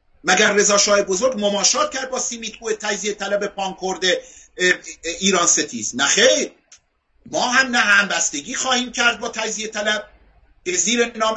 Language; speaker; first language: Persian; non-native, local second language; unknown